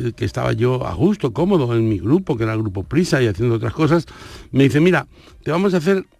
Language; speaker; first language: Spanish; native; Spanish